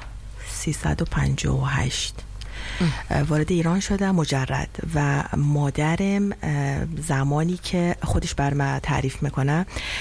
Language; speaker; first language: French; non-native, learner; Persian